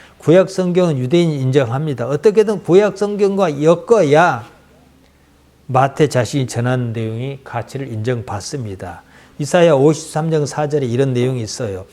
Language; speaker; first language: Korean; native; Korean